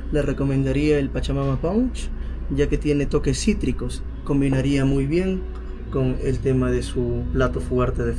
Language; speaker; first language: Spanish; native; Spanish